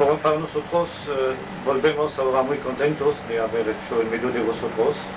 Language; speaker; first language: Spanish; non-native, learner; French